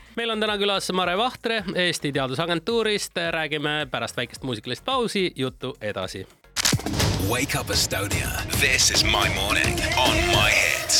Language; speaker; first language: Estonian; native; Estonian